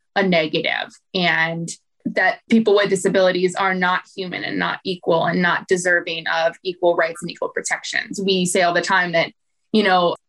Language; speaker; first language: English; native; English